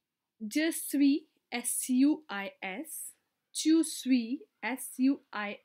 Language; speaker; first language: French; non-native, fluent; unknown